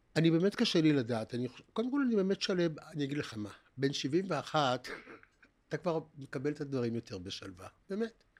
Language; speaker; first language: Hebrew; native; Hebrew